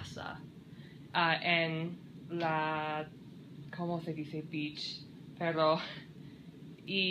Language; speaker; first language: Spanish; non-native, learner; English